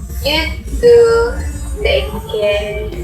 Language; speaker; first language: English; non-native, local second language; Malay